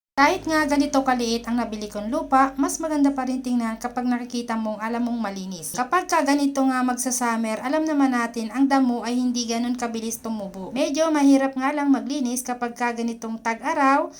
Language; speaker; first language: Filipino; non-native, local second language; Bikol